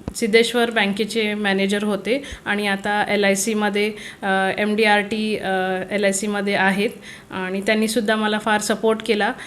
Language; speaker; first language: Marathi; native; Marathi